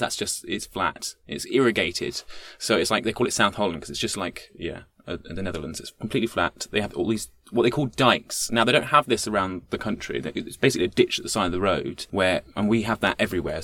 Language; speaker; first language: English; native; English